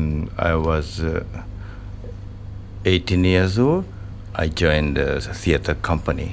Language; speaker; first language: English; non-native, learner; Japanese